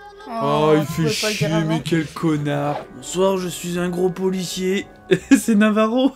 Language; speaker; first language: French; native; French